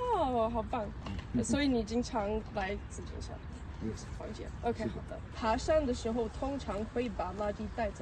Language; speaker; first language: Chinese; non-native, learner; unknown